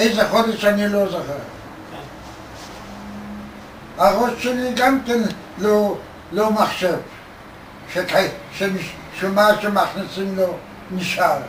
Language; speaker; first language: Hebrew; non-native, fluent; Polish